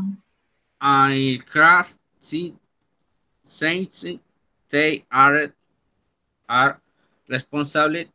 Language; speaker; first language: English; non-native, learner; Spanish